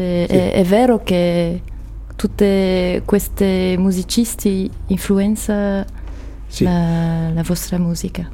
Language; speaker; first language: Italian; non-native, learner; French